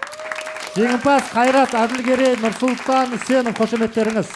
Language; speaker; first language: Kazakh; native; Kazakh